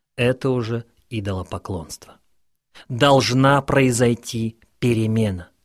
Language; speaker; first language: Russian; non-native, local second language; Ukrainian